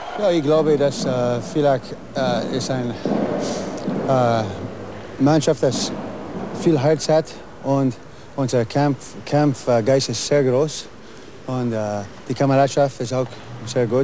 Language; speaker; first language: German; non-native, learner; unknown